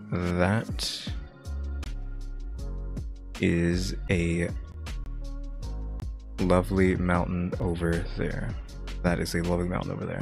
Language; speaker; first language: English; native; English